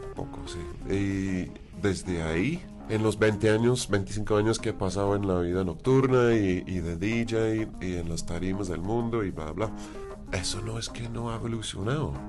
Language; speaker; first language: Spanish; non-native, fluent; English